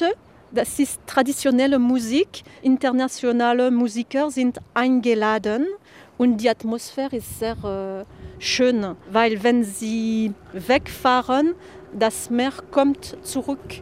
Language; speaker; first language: German; non-native, fluent; French